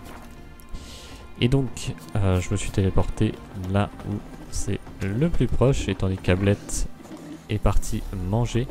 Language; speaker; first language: French; native; French